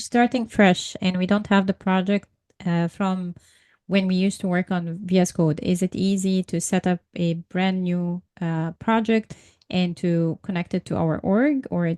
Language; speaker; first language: English; non-native, fluent; Arabic